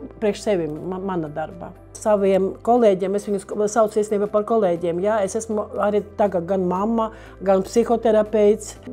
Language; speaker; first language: Latvian; non-native, local second language; Russian